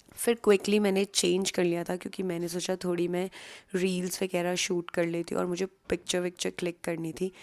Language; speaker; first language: Hindi; native; Hindi